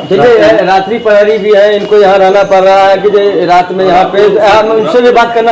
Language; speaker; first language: Hindi; native; Hindi